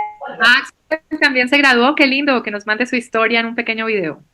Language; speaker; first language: Spanish; native; Spanish